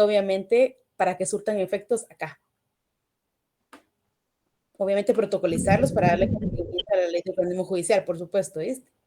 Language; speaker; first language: Spanish; native; Spanish